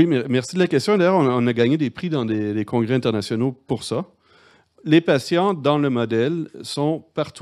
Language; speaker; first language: French; native; French